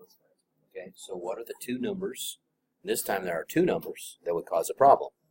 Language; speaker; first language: English; native; English